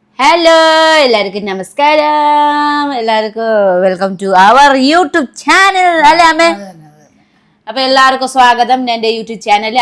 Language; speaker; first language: Malayalam; non-native, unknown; Nepali